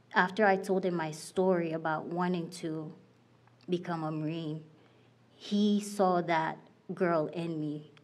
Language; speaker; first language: English; non-native, fluent; Haitian Creole